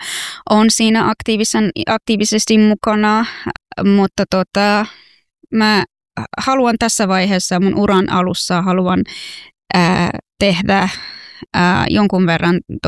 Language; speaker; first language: Finnish; non-native, fluent; Persian